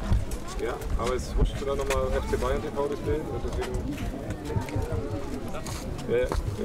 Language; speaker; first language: German; native; German